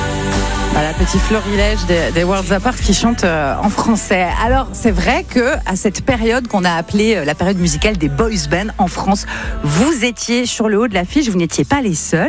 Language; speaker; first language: French; native; French